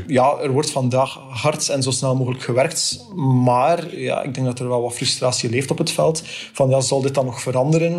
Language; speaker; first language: Dutch; native; Dutch